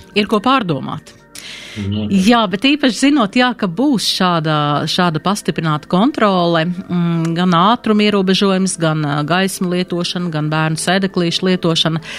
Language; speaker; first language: Latvian; native; Latvian